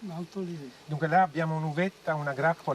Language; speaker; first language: Italian; native; Italian